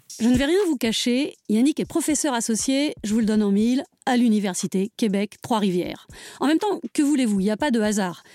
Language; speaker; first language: French; native; French